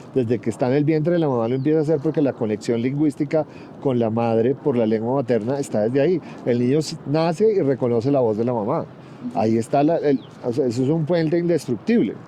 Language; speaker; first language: Spanish; native; Spanish